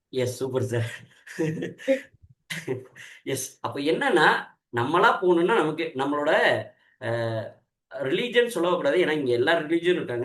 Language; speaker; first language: Tamil; native; Tamil